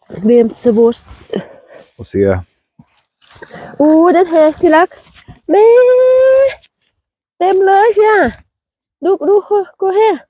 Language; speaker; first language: Swedish; non-native, learner; Thai